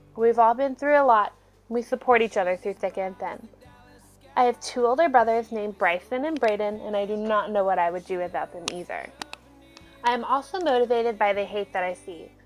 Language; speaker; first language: English; native; English